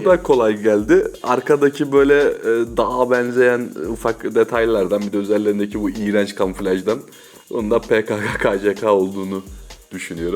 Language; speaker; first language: Turkish; native; Turkish